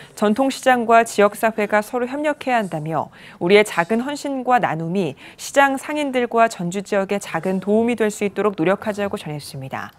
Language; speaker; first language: Korean; native; Korean